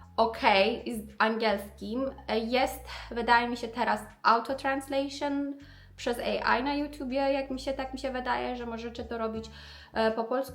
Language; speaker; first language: Polish; non-native, fluent; Persian